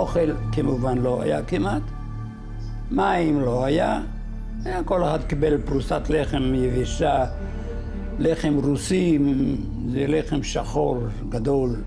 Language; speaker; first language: Hebrew; non-native, fluent; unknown